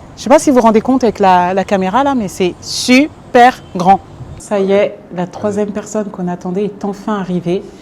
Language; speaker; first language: French; native; French